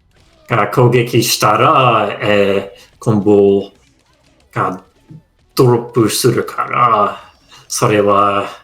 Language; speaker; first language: Japanese; non-native, fluent; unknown